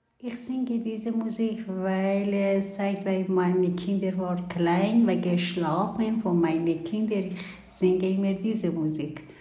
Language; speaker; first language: German; non-native, learner; Persian